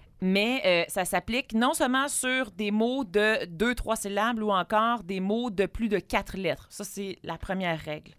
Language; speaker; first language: French; native; French